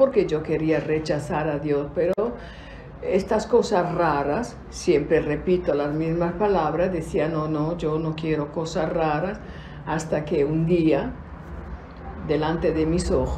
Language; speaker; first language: Spanish; non-native, fluent; Italian